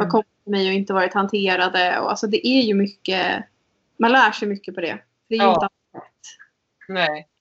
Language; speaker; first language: Swedish; native; Swedish